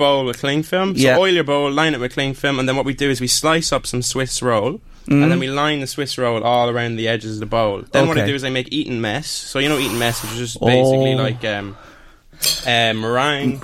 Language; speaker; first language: English; native; English